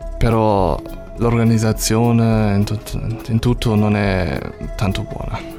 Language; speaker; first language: Italian; non-native, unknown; German